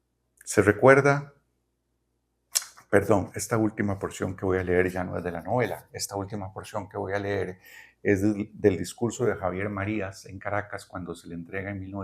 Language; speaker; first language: Spanish; native; Spanish